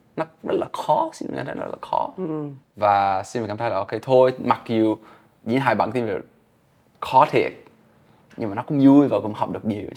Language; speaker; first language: Vietnamese; non-native, fluent; English